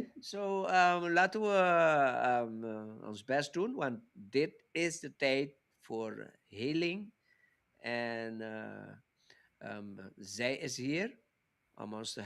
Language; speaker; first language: Dutch; non-native, local second language; Papiamento